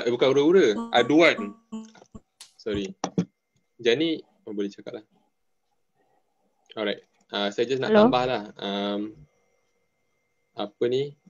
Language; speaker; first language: Malay; native; Malay